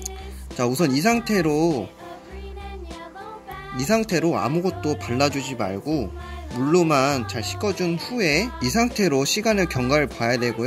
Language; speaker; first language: Korean; native; Korean